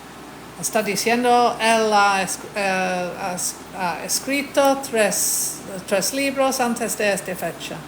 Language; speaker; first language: Spanish; non-native, fluent; English